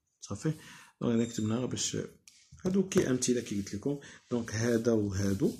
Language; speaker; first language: French; non-native, local second language; Arabic